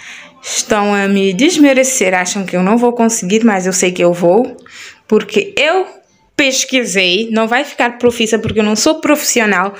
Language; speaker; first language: Portuguese; non-native, local second language; Kabuverdianu